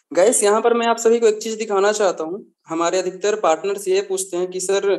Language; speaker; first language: Hindi; native; Hindi